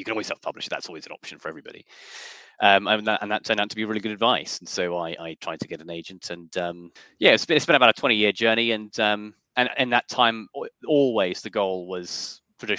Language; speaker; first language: English; native; English